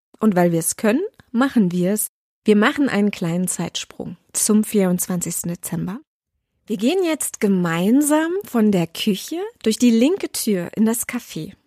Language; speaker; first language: German; native; German